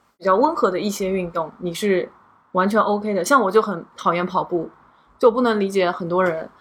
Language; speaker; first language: Chinese; native; Chinese